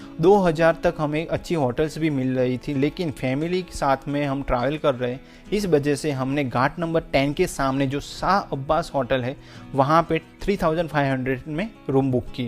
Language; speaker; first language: Hindi; native; Hindi